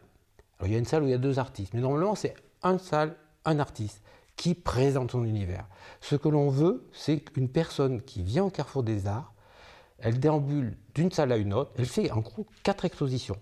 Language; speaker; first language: French; native; French